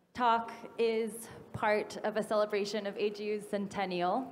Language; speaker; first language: English; native; English